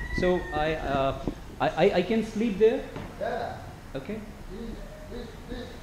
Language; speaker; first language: English; non-native, fluent; Hindi